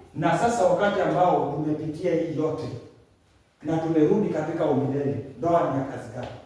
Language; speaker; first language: Swahili; non-native, local second language; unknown